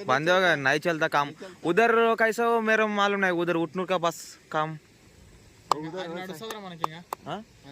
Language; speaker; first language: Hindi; non-native, local second language; Telugu